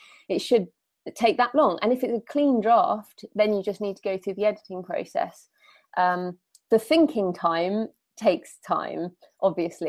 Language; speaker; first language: English; native; English